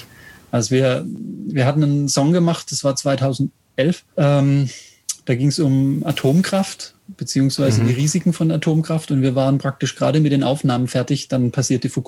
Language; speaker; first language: German; native; German